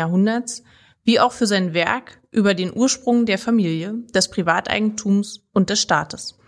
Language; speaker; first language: German; native; German